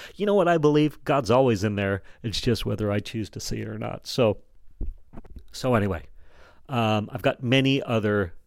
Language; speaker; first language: English; native; English